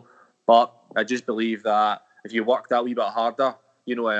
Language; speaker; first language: English; native; English